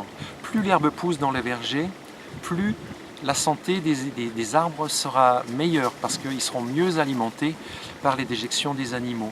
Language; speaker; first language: French; native; French